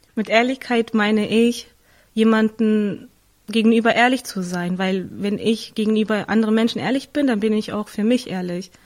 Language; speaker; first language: German; early bilingual, other home language; Tamil